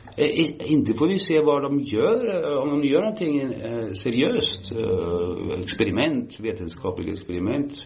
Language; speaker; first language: Swedish; early bilingual, heritage; Swedish